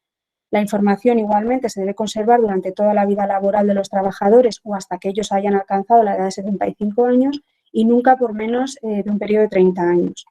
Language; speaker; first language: Spanish; native; Spanish